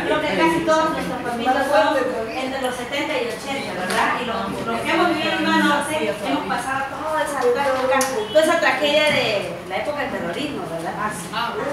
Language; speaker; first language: Spanish; native; Spanish